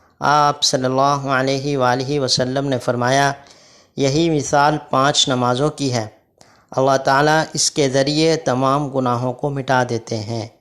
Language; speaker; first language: Urdu; native; Urdu